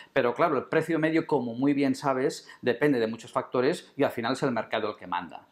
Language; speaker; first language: Spanish; non-native, local second language; Catalan